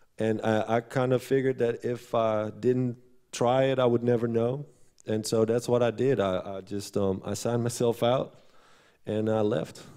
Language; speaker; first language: English; non-native, fluent; Dutch